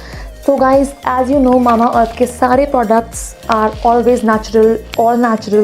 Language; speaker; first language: English; non-native, local second language; Hindi